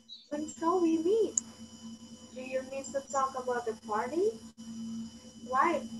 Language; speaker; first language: English; non-native, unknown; Indonesian